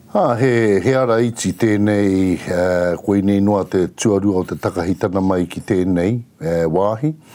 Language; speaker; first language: Māori; native; Māori